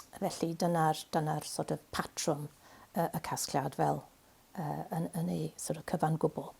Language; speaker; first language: Welsh; non-native, fluent; English